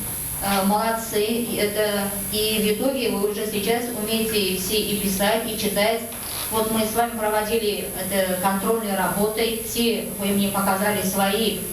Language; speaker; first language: Russian; non-native, local second language; Bashkir